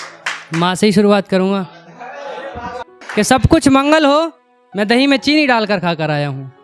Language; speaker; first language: Hindi; native; Hindi